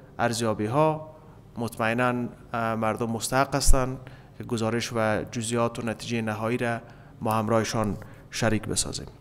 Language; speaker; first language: Persian; native; Persian